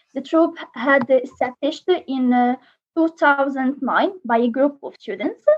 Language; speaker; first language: English; non-native, learner; Arabic